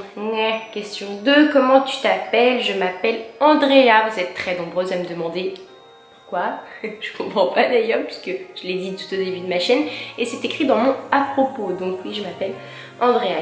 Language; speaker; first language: French; native; French